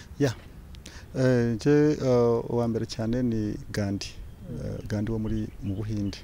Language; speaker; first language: Kinyarwanda; early bilingual, heritage; Kinyarwanda